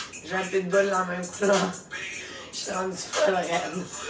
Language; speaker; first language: French; native; French